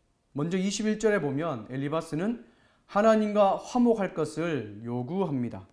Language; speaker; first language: Korean; native; Korean